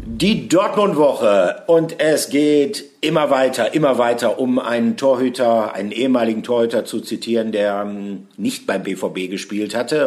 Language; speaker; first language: German; native; German